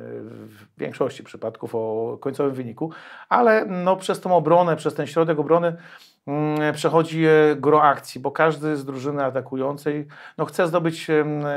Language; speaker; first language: Polish; native; Polish